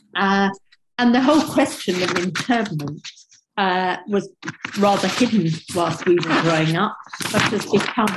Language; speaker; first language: English; native; English